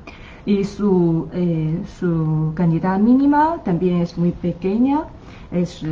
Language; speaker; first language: Spanish; non-native, learner; Chinese